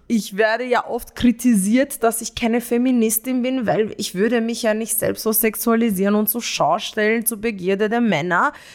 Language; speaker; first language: German; early bilingual, other home language; Romanian